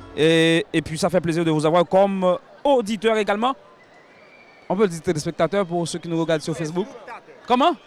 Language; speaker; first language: French; non-native, local second language; Haitian Creole